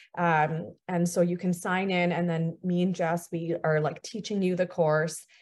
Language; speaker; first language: English; early bilingual, other home language; Punjabi